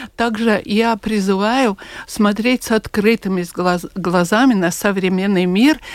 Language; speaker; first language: Russian; non-native, local second language; Latvian